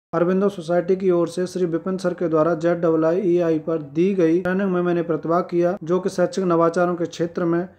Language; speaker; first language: Hindi; native; Hindi